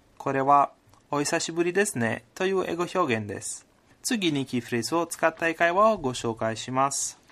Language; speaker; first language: Japanese; non-native, fluent; Italian